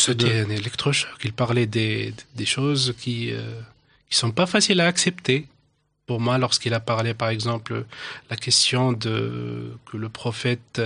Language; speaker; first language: French; non-native, local second language; Arabic